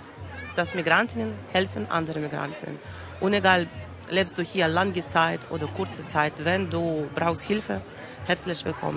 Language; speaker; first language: German; non-native, learner; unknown